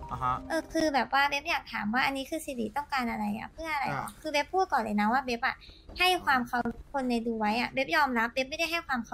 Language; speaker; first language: Thai; native; Thai